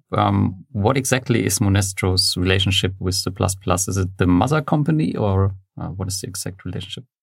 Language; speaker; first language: English; non-native, fluent; German